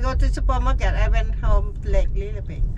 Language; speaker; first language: English; non-native, learner; Vietnamese